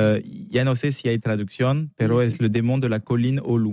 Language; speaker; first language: Spanish; non-native, fluent; French